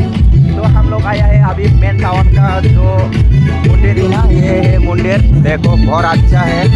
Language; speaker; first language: Hindi; non-native, local second language; Kok Borok